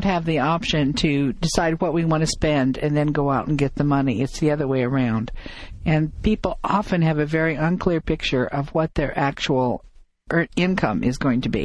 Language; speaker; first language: English; native; English